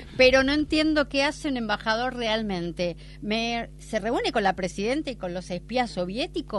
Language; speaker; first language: Spanish; native; Spanish